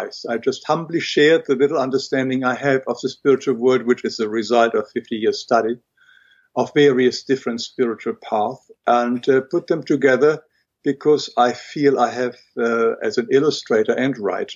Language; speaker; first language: English; non-native, fluent; German